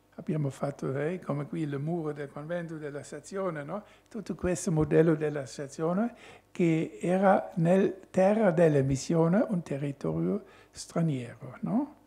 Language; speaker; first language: Italian; non-native, fluent; German